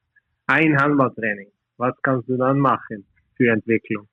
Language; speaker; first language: German; non-native, fluent; Norwegian